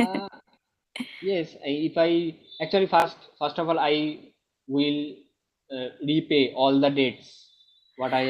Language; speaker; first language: English; non-native, local second language; Bangla